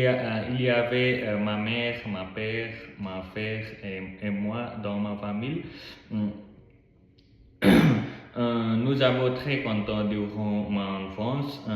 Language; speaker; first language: French; non-native, learner; Nepali